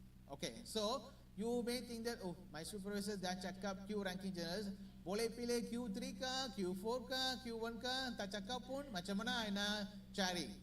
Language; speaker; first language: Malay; non-native, learner; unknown